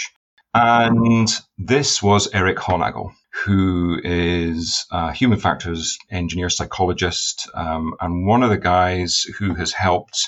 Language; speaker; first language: English; native; English